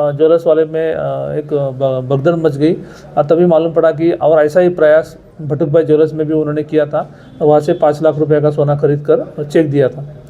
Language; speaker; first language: Hindi; non-native, local second language; Marathi